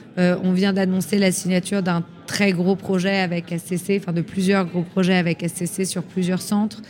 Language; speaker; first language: French; native; French